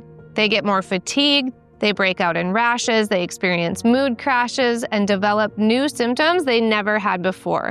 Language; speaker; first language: English; native; English